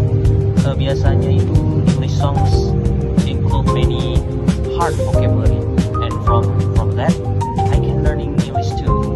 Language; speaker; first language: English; non-native, learner; Indonesian